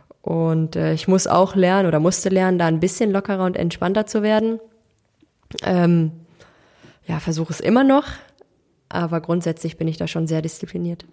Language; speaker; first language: German; early bilingual, other home language; Turkish